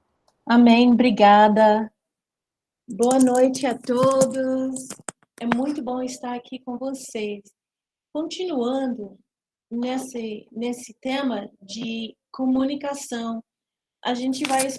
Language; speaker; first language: Portuguese; non-native, fluent; English